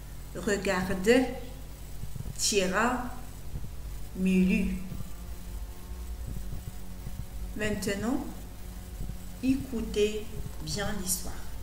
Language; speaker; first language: French; non-native, local second language; Arabic